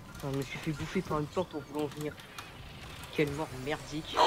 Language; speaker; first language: French; native; French